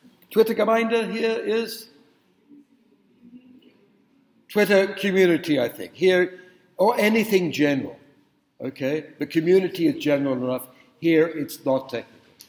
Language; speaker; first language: English; native; English